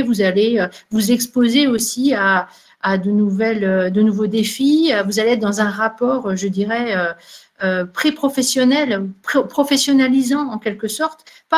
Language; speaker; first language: French; native; French